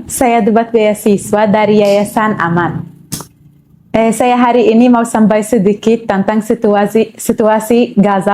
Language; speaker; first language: Indonesian; non-native, learner; Arabic